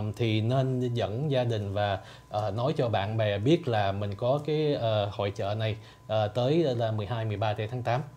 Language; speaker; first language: Vietnamese; early bilingual, heritage; Vietnamese